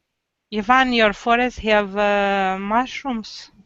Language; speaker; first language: English; non-native, learner; Romanian